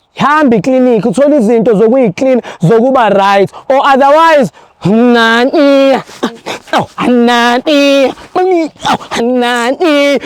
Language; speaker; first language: Zulu; native; Zulu